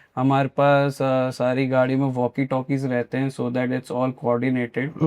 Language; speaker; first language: Hindi; native; Hindi